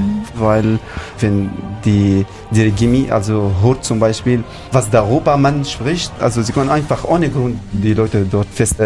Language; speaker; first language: German; non-native, learner; Arabic